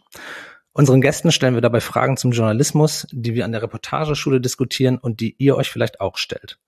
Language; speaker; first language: German; native; German